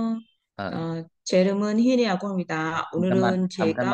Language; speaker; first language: Korean; non-native, learner; Vietnamese